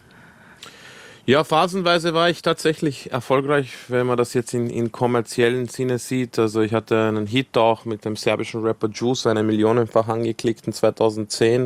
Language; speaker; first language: German; early bilingual, other home language; Croatian